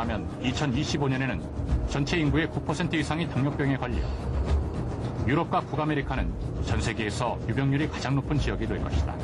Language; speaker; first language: Korean; native; Korean